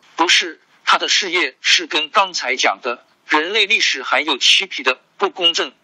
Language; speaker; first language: Chinese; non-native, local second language; Hakka Chinese